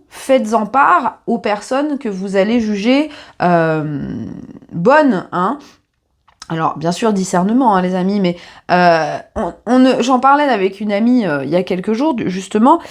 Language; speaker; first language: French; native; French